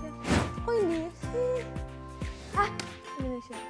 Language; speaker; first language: Indonesian; native; Indonesian